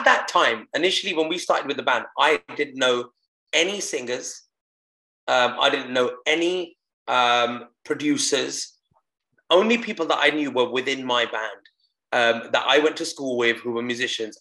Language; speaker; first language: English; non-native, local second language; Punjabi